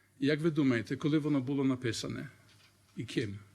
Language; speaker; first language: Ukrainian; early bilingual, heritage; Ukrainian